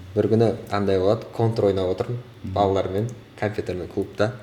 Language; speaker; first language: Kazakh; native; Kazakh